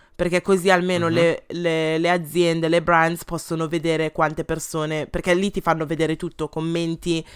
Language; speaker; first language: Italian; early bilingual, other home language; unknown